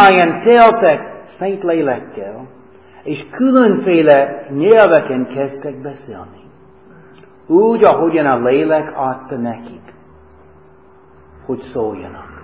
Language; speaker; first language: Hungarian; non-native, fluent; English